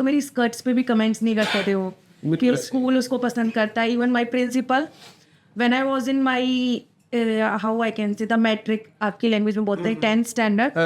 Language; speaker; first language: Hindi; native; Hindi